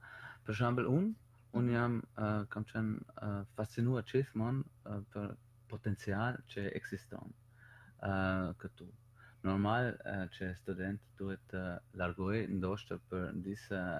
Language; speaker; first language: Albanian; non-native, learner; German